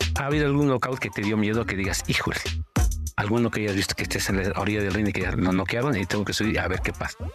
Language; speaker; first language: Spanish; native; Spanish